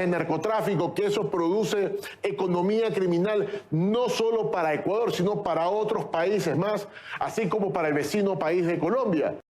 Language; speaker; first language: Spanish; native; Spanish